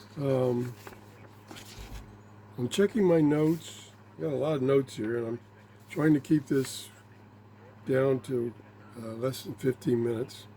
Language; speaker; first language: English; native; English